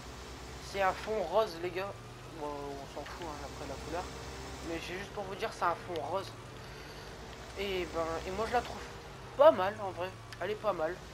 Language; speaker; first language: French; native; French